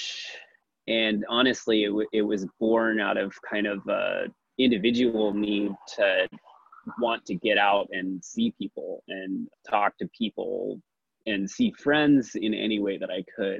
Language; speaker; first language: English; native; English